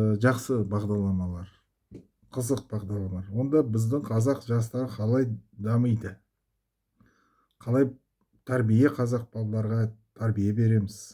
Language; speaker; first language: Kazakh; non-native, local second language; Russian